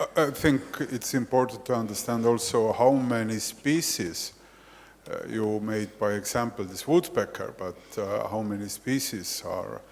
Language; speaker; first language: English; non-native, fluent; Estonian